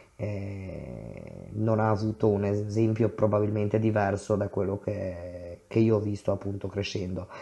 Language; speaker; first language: Italian; non-native, fluent; Romanian